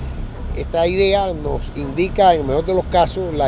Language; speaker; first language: Spanish; native; Spanish